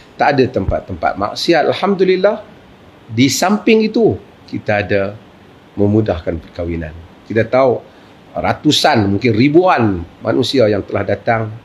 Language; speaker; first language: Malay; native; Malay